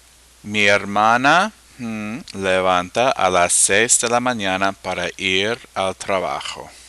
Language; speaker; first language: Spanish; non-native, fluent; English